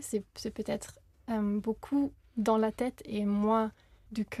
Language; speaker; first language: French; non-native, fluent; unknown